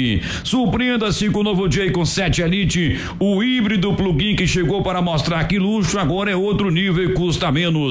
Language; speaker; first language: Portuguese; native; Portuguese